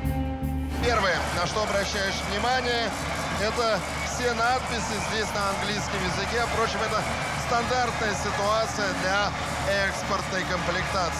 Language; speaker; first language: Russian; native; Russian